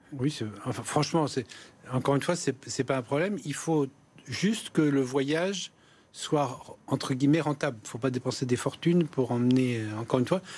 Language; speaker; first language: French; native; French